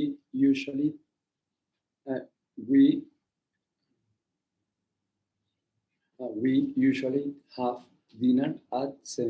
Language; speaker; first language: English; non-native, learner; Spanish